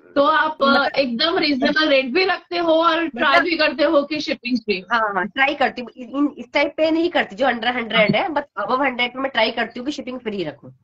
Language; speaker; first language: Hindi; native; Hindi